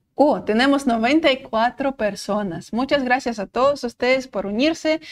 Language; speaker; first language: Spanish; non-native, fluent; Russian